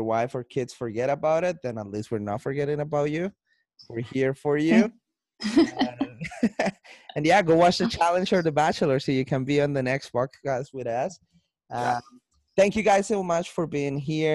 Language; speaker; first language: English; non-native, fluent; Spanish